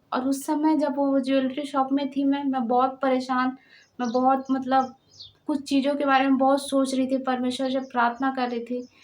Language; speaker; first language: Hindi; non-native, local second language; Marathi